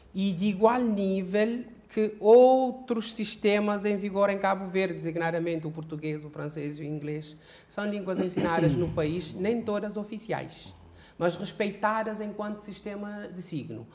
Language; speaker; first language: Portuguese; non-native, local second language; Kabuverdianu